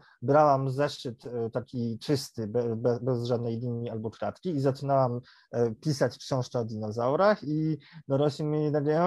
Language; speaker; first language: Polish; native; Polish